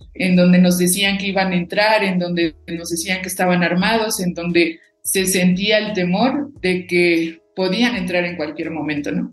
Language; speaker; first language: Spanish; non-native, local second language; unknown